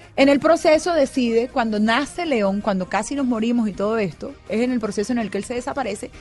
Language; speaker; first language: Spanish; native; Spanish